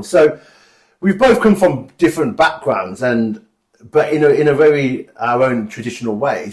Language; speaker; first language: English; native; English